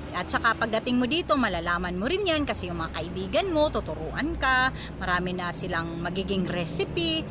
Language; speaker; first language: Filipino; non-native, local second language; Cebuano